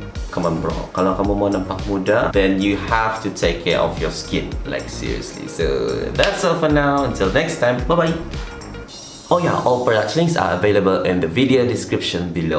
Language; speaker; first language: English; non-native, local second language; Malay